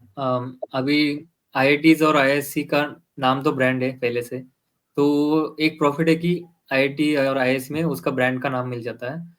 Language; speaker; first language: Hindi; non-native, local second language; Kannada